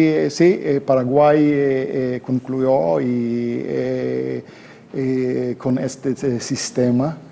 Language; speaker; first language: Spanish; non-native, fluent; Hebrew